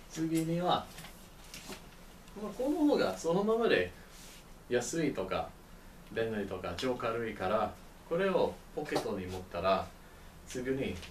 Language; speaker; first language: Japanese; non-native, learner; English